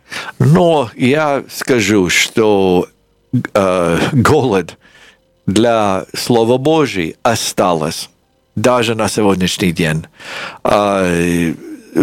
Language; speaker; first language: Russian; non-native, fluent; English